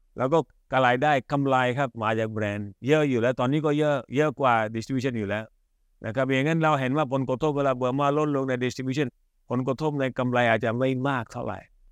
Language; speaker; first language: Thai; early bilingual, other home language; Hindi